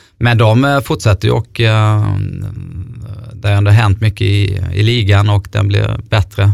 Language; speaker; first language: Swedish; native; Swedish